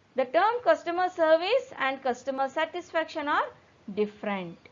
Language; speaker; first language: English; non-native, local second language; Kannada